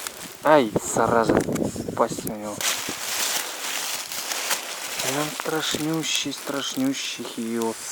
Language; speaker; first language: Russian; native; Russian